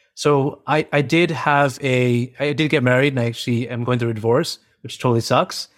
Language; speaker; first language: English; early bilingual, other home language; Hindi